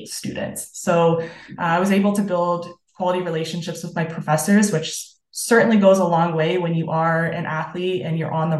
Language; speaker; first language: English; native; English